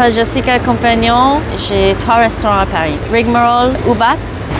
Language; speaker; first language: French; early bilingual, heritage; English